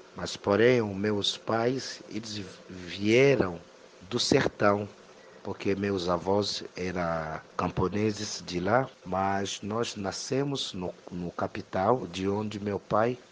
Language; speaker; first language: Portuguese; non-native, fluent; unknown